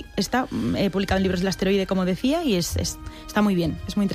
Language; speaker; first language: Spanish; native; Spanish